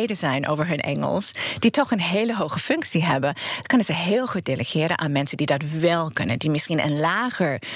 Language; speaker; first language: Dutch; non-native, fluent; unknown